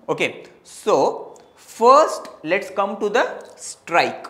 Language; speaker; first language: English; non-native, local second language; Tamil